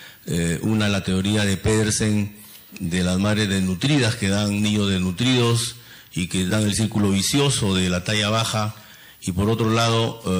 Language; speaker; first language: Spanish; native; Spanish